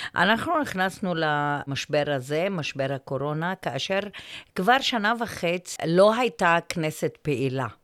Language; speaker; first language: Hebrew; non-native, local second language; Arabic